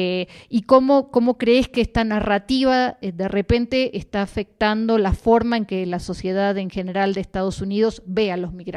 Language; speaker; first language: Spanish; native; Spanish